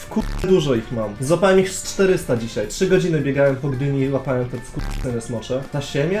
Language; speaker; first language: Polish; native; Polish